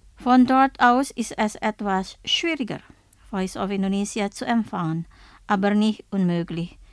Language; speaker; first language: German; non-native, fluent; Indonesian